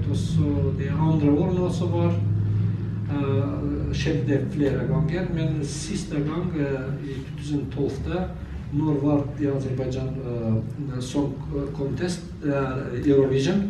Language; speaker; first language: Norwegian; non-native, learner; Azerbaijani